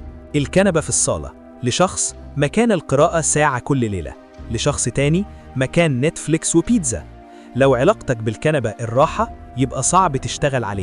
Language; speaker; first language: Arabic; native; Arabic